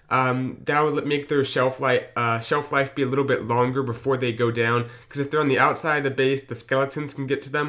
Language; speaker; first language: English; native; English